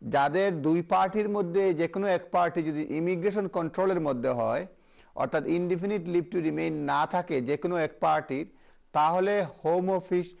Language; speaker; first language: Bangla; native; Bangla